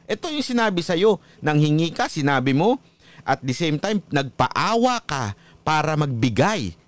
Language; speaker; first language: Filipino; native; Filipino